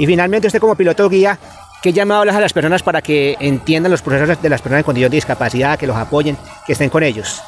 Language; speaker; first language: Spanish; native; Spanish